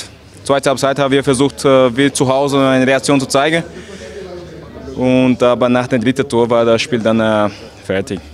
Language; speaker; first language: German; non-native, fluent; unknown